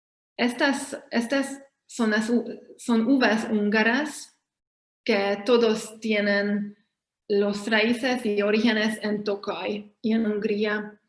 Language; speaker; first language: Spanish; non-native, fluent; Hungarian